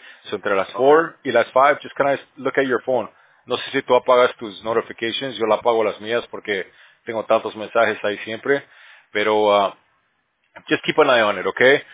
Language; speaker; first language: Spanish; early bilingual, heritage; Spanish